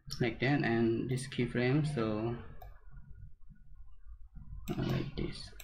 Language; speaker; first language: English; non-native, learner; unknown